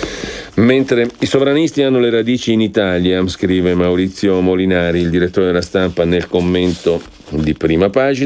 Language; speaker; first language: Italian; native; Italian